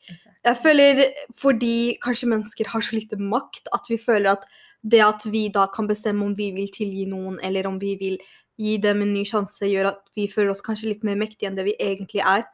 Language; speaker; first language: Norwegian; early bilingual, other home language; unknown